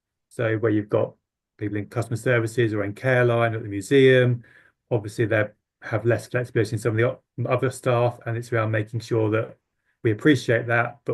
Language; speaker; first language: English; native; English